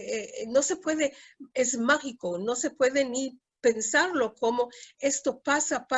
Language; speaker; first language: Spanish; non-native, fluent; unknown